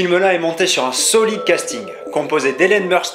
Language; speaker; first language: French; native; French